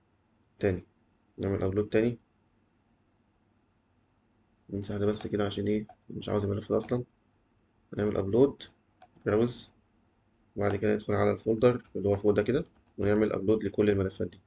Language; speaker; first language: Arabic; native; Arabic